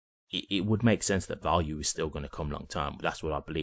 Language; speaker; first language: English; native; English